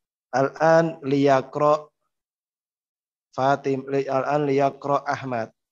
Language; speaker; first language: Arabic; non-native, fluent; Indonesian